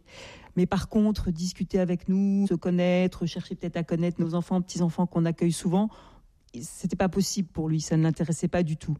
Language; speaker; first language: French; native; French